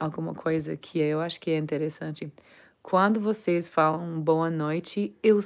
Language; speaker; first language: Portuguese; non-native, learner; English